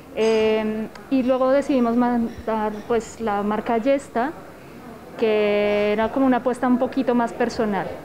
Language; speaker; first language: Spanish; native; Spanish